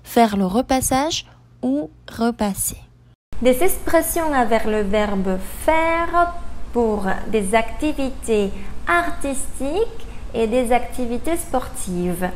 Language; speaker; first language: French; non-native, fluent; Spanish